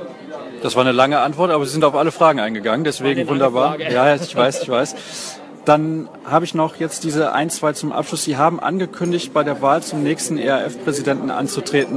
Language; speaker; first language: German; native; German